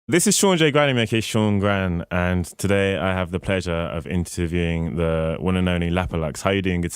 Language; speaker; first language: English; native; English